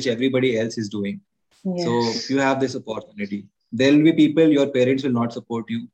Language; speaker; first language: English; non-native, local second language; Hindi